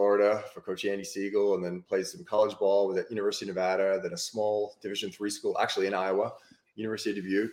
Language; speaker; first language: English; native; English